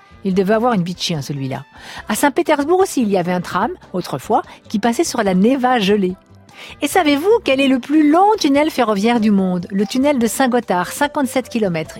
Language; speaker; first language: French; native; French